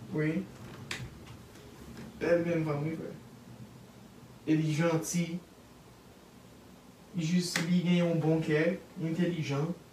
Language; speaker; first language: Haitian Creole; non-native, learner; English